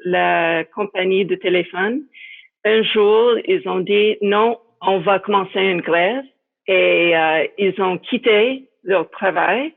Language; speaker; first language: French; non-native, fluent; English